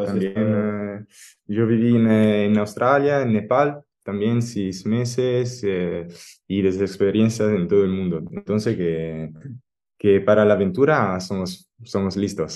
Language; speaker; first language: Spanish; non-native, learner; Italian